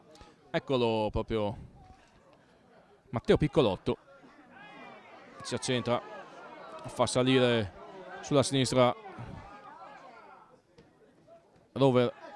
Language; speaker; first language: Italian; native; Italian